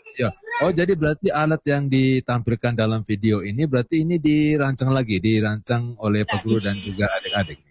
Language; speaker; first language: Indonesian; native; Indonesian